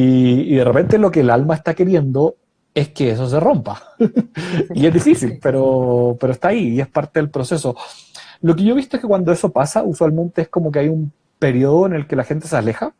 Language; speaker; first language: Spanish; native; Spanish